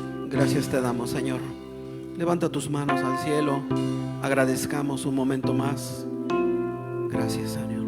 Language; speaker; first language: Spanish; native; Spanish